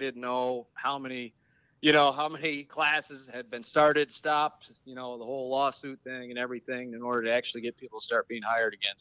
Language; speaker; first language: English; native; English